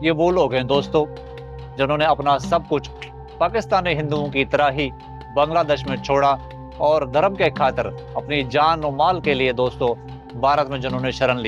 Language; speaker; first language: Hindi; native; Hindi